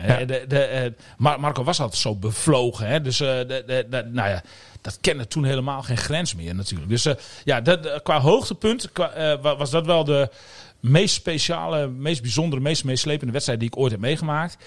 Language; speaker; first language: Dutch; native; Dutch